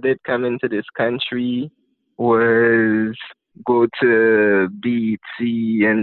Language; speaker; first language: English; non-native, fluent; Haitian Creole